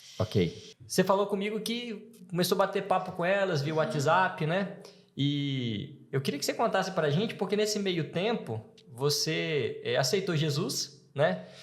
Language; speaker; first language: Portuguese; native; Portuguese